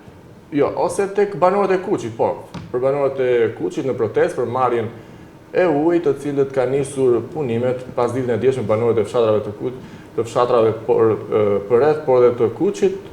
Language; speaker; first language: Albanian; native; Albanian